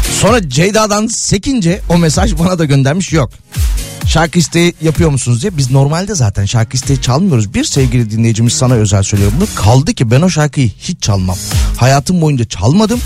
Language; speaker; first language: Turkish; native; Turkish